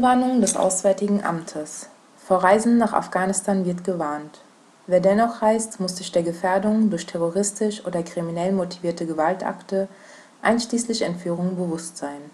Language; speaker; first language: German; native; German